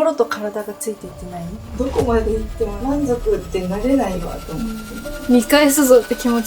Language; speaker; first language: Japanese; native; Japanese